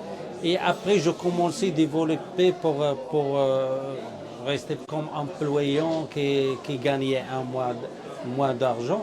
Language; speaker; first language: French; non-native, learner; Arabic